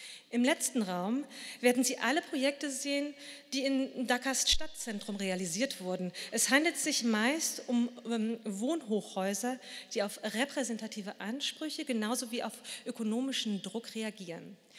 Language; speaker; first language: German; native; German